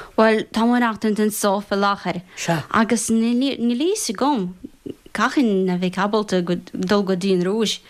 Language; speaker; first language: Irish; non-native, fluent; Russian